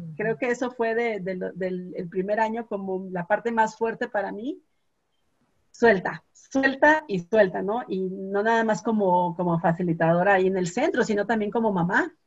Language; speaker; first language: Spanish; native; Spanish